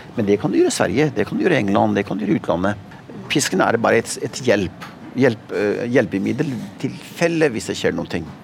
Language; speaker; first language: Norwegian; early bilingual, other home language; Punjabi